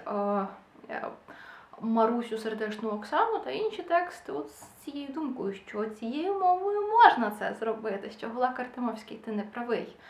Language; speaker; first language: Ukrainian; non-native, local second language; Russian